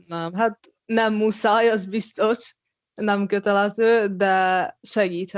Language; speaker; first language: Hungarian; non-native, local second language; Russian